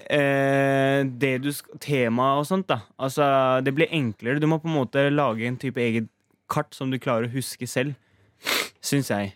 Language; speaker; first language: Norwegian; early bilingual, other home language; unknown